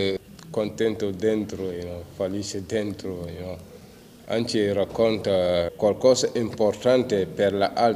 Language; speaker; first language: Italian; non-native, learner; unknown